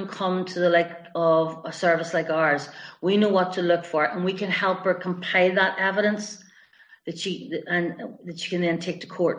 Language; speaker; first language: English; native; English